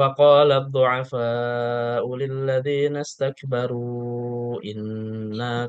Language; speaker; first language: Arabic; non-native, fluent; Indonesian